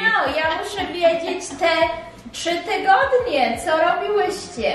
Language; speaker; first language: Polish; early bilingual, heritage; English